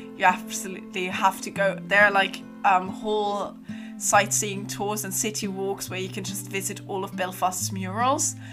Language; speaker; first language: English; non-native, fluent; German